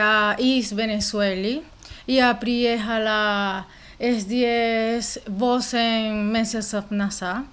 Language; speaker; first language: Russian; non-native, learner; Spanish